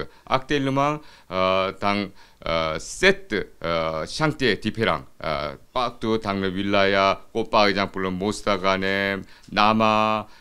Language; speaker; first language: French; non-native, fluent; Korean